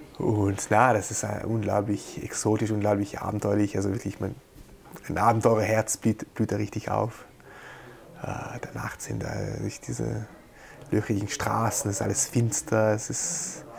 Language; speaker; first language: German; non-native, local second language; Ladin